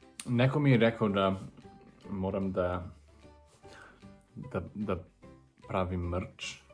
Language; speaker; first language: Serbian; non-native, learner; English